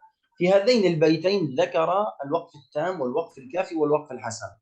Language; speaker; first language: Arabic; native; Arabic